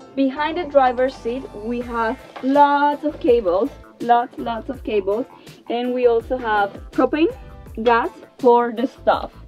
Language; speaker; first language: English; non-native, fluent; Spanish